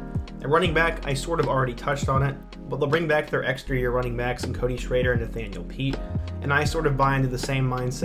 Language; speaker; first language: English; native; English